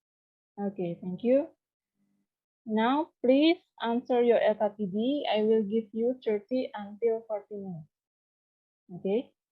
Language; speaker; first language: English; non-native, learner; Indonesian